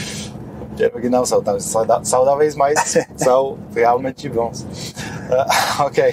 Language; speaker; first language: Portuguese; non-native, fluent; Polish